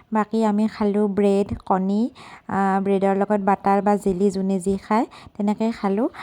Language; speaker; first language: Assamese; native; Assamese